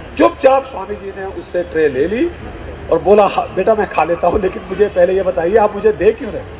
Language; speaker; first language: Hindi; native; Hindi